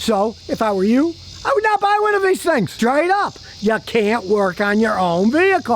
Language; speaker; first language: English; native; English